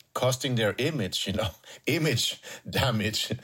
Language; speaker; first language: English; non-native, fluent; Swedish